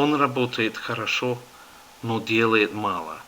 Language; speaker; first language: Russian; non-native, fluent; English